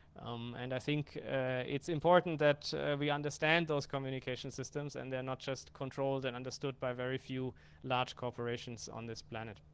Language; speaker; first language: English; non-native, fluent; German